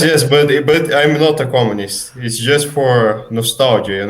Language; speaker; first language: English; non-native, fluent; Portuguese